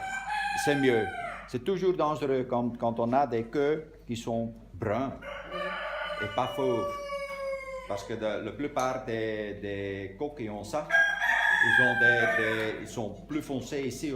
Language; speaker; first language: French; non-native, local second language; Dutch